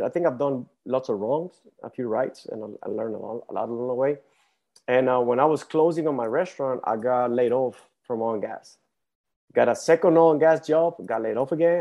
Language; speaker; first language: English; non-native, fluent; Spanish